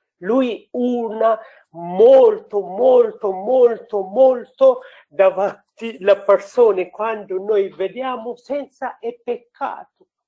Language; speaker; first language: Italian; non-native, learner; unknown